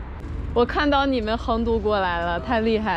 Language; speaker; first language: Chinese; non-native, fluent; English